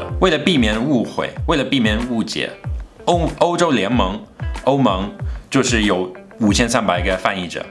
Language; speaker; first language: Chinese; non-native, fluent; English